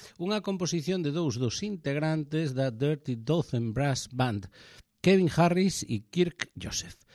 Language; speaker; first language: Galician; native; Galician